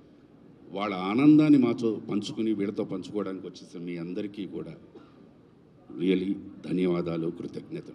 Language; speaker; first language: Telugu; native; Telugu